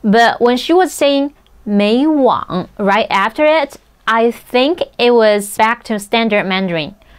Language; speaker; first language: English; non-native, fluent; Chinese